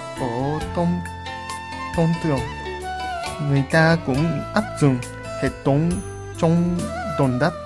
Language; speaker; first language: Vietnamese; non-native, learner; Japanese